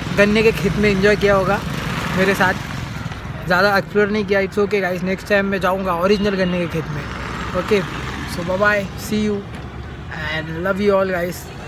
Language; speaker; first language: Hindi; non-native, local second language; Marathi